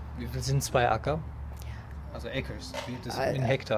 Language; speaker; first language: German; native; German